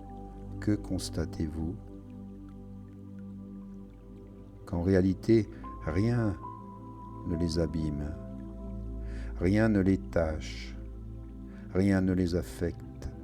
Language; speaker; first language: French; native; French